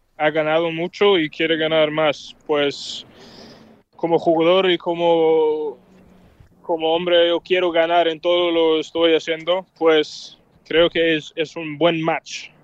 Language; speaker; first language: Spanish; non-native, fluent; Danish